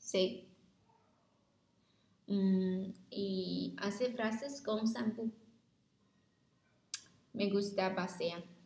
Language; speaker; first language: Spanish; non-native, learner; Chinese